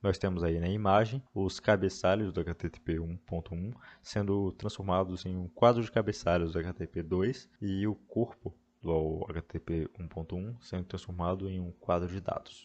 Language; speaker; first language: Portuguese; native; Portuguese